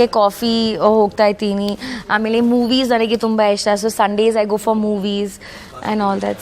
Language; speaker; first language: Kannada; non-native, learner; Punjabi